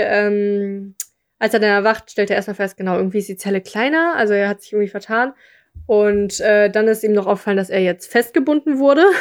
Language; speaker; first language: German; native; German